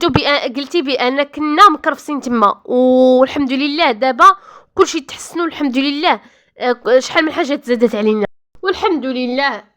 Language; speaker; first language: Arabic; native; Arabic